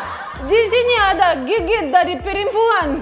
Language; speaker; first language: Indonesian; non-native, learner; Russian